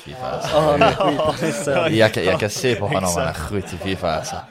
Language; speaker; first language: Swedish; non-native, learner; Danish